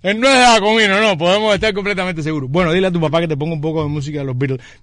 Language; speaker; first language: Spanish; native; Spanish